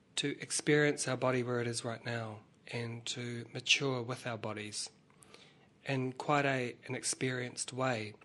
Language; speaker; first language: English; native; English